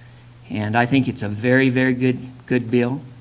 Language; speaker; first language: English; native; English